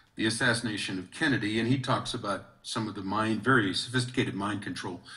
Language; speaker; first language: English; native; English